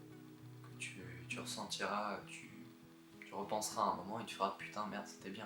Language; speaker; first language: French; native; French